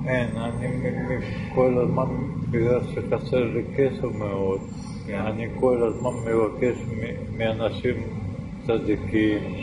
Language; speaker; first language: Hebrew; non-native, learner; Russian